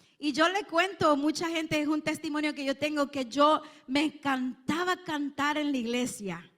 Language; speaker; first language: Spanish; early bilingual, heritage; Spanish